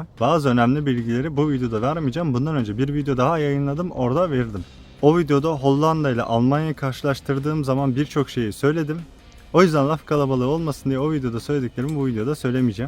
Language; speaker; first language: Turkish; native; Turkish